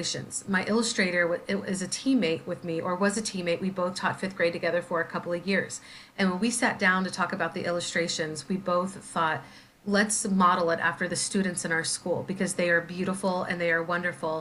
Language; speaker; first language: English; native; English